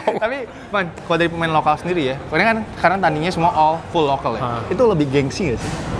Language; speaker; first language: Indonesian; native; Indonesian